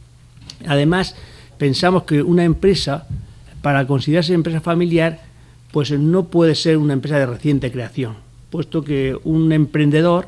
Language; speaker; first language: Spanish; native; Spanish